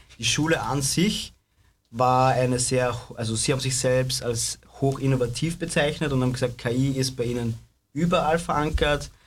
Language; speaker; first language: German; native; German